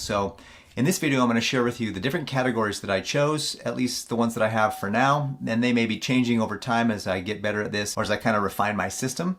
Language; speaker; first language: English; native; English